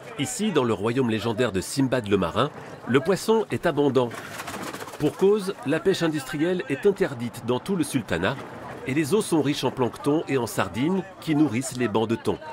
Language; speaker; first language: French; native; French